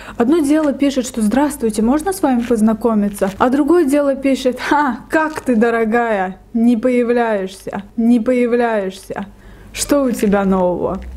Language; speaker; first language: Russian; non-native, local second language; Lezghian